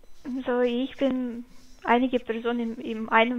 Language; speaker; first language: German; non-native, fluent; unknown